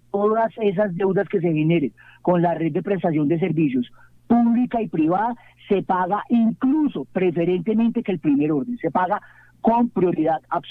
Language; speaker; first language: Spanish; native; Spanish